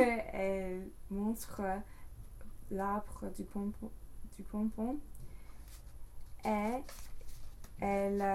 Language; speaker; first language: French; non-native, learner; English